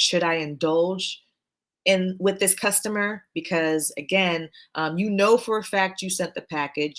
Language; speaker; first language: English; native; English